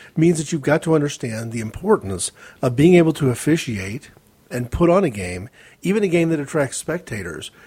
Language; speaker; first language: English; native; English